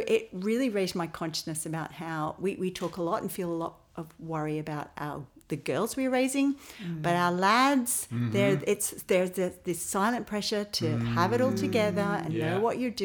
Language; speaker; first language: English; native; English